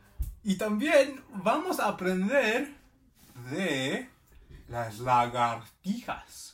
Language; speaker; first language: Spanish; non-native, learner; English